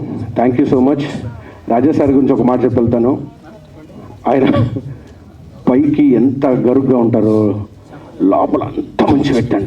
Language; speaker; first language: Telugu; native; Telugu